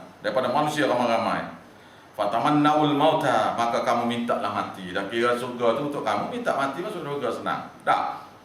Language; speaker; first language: Malay; native; Malay